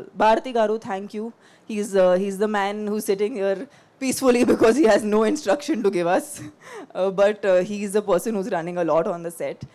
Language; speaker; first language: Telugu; non-native, local second language; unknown